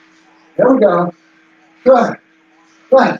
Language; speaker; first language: English; native; English